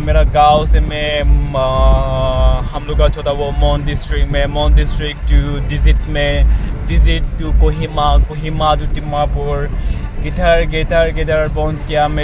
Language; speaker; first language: Hindi; non-native, local second language; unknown